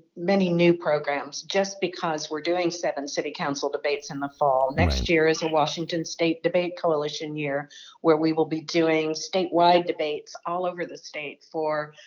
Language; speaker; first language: English; native; English